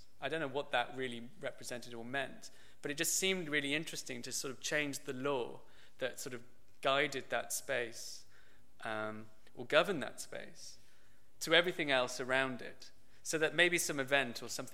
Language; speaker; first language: English; native; English